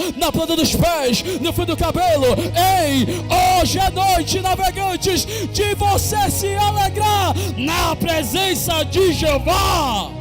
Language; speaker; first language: Portuguese; native; Portuguese